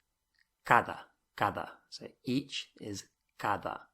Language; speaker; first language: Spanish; non-native, fluent; English